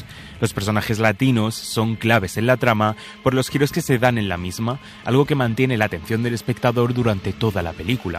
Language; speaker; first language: Spanish; native; Spanish